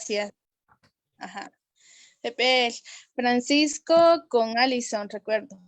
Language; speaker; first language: Spanish; non-native, local second language; Kaqchikel